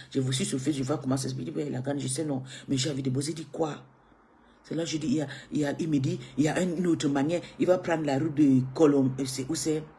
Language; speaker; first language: French; native; French